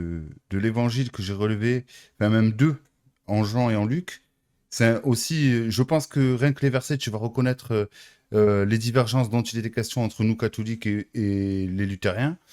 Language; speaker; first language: French; native; French